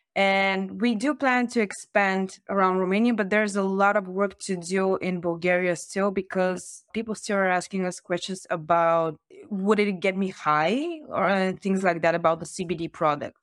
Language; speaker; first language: English; non-native, fluent; Bulgarian